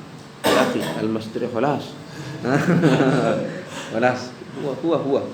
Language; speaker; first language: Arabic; non-native, fluent; Indonesian